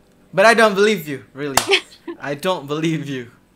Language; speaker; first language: English; non-native, learner; Indonesian